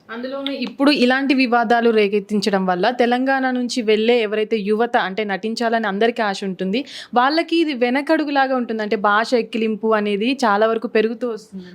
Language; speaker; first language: Telugu; native; Telugu